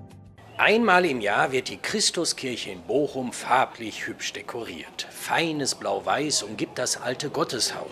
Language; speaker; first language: German; native; German